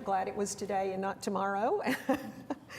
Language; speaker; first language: English; native; English